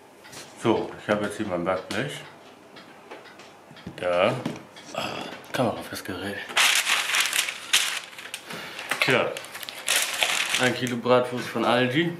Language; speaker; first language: German; native; German